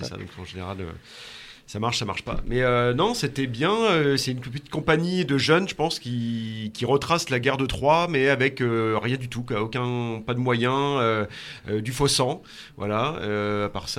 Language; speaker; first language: French; native; French